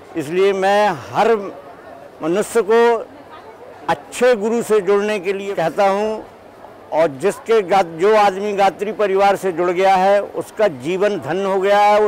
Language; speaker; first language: Hindi; native; Hindi